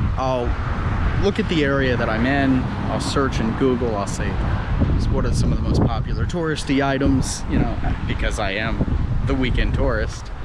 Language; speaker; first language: English; native; English